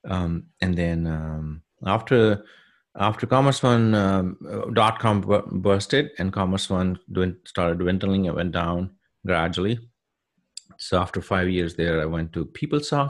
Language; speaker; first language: English; non-native, local second language; Punjabi